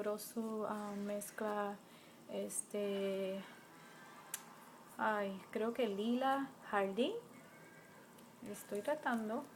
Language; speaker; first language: Spanish; early bilingual, heritage; Spanish